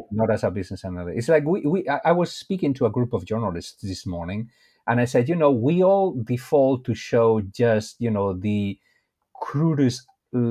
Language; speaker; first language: English; non-native, fluent; Spanish